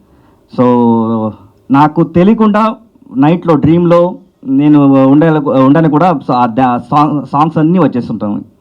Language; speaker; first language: Telugu; non-native, learner; Kannada